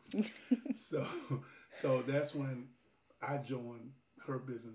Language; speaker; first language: English; native; English